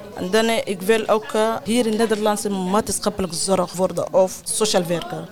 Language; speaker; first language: Dutch; non-native, learner; Arabic